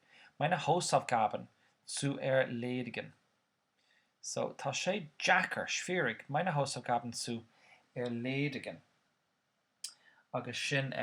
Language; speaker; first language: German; non-native, fluent; Irish